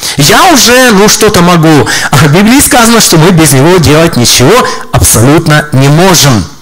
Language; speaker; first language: Russian; native; Russian